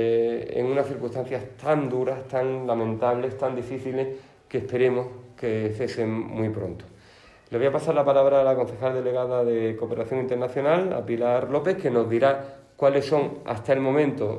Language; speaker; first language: Spanish; native; Spanish